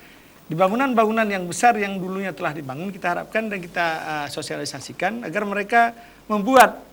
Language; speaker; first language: Malay; native; Malay